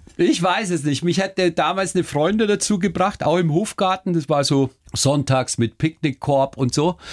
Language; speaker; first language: German; early bilingual, other home language; Turkish